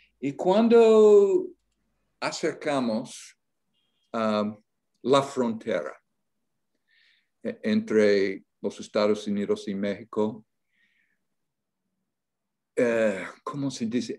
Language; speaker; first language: Spanish; non-native, learner; English